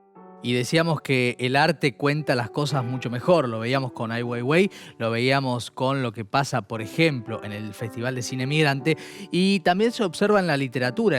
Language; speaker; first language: Spanish; native; Spanish